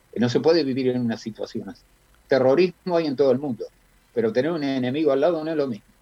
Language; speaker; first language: Spanish; native; Spanish